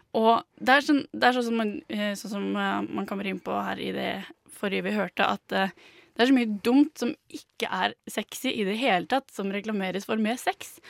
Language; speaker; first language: Norwegian; native; Norwegian